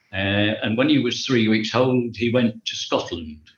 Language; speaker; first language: English; native; English